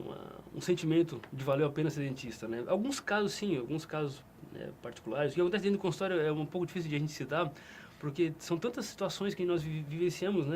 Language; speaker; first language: Portuguese; native; Portuguese